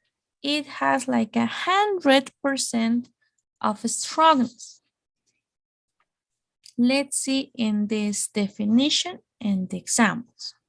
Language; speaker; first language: English; non-native, fluent; Spanish